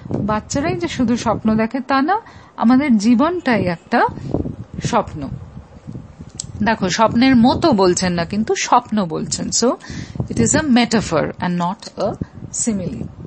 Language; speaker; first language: Bangla; native; Bangla